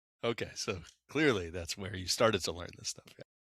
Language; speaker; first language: English; native; English